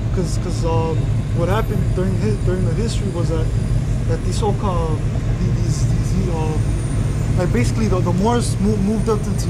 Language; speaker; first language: English; native; English